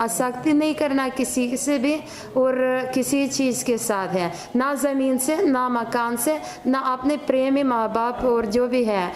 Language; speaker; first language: Hindi; non-native, fluent; Ukrainian